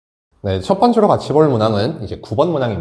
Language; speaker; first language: Korean; native; Korean